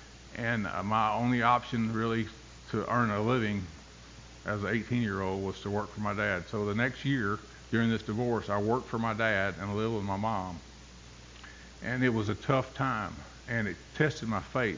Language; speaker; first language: English; native; English